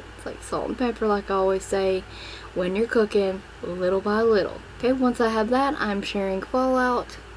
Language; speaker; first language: English; native; English